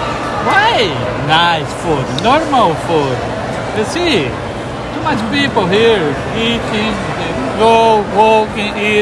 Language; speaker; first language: English; non-native, learner; Portuguese